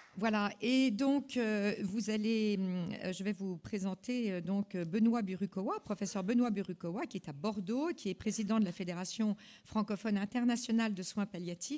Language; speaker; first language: French; native; French